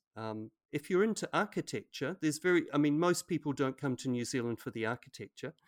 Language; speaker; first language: English; native; English